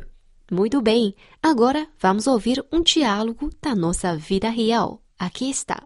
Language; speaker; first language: Portuguese; non-native, fluent; Chinese